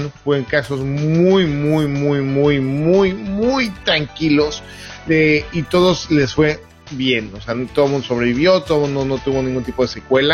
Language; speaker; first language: Spanish; native; Spanish